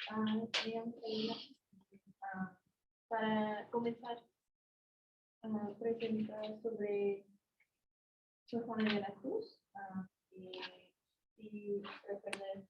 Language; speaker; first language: Spanish; non-native, learner; English